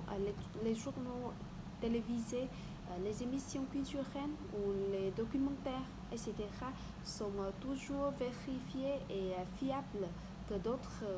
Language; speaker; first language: French; non-native, learner; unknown